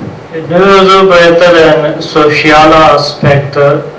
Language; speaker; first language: Swedish; non-native, fluent; Urdu